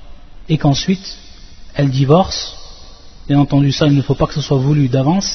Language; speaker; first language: French; native; French